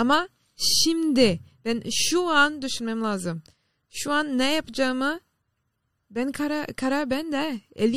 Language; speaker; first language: Turkish; non-native, learner; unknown